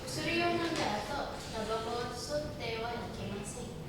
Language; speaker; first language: Japanese; non-native, learner; Indonesian